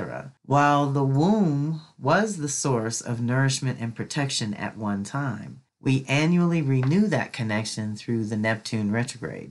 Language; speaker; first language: English; native; English